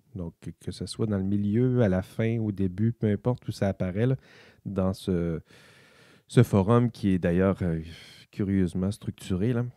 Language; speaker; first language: French; native; French